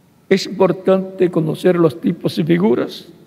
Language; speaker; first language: Spanish; native; Spanish